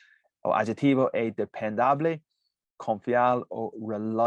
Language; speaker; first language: Portuguese; non-native, fluent; English